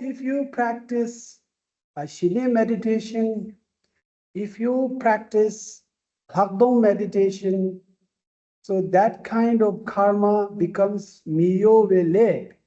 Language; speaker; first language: English; non-native, local second language; Tibetan